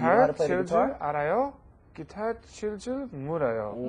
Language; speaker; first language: Korean; non-native, learner; English